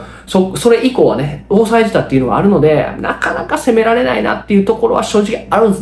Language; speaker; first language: Japanese; native; Japanese